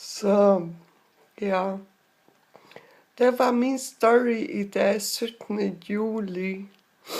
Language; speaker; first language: Danish; non-native, local second language; Faroese